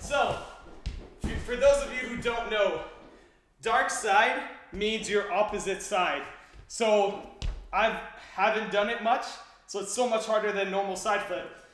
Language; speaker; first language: English; non-native, local second language; French